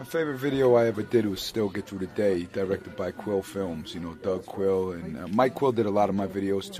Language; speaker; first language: English; native; English